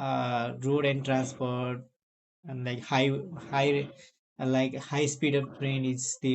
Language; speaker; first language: English; non-native, learner; Nepali